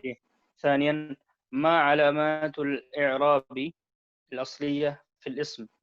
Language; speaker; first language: Arabic; non-native, learner; Urdu